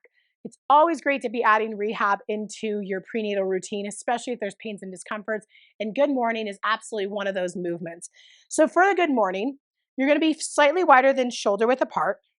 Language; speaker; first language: English; native; English